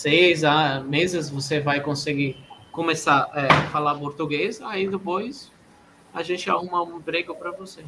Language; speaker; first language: Portuguese; non-native, fluent; Arabic